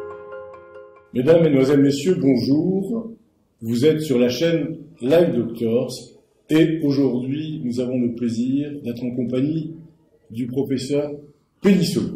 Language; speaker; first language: French; native; French